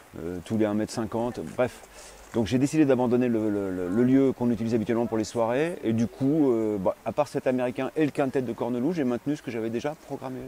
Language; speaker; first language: French; native; French